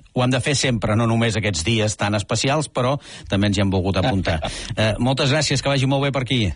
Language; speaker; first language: Catalan; native; Catalan